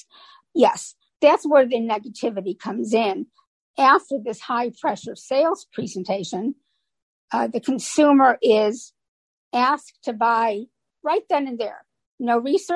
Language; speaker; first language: English; native; English